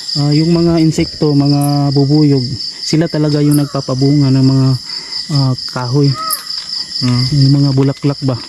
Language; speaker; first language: Filipino; non-native, local second language; Cebuano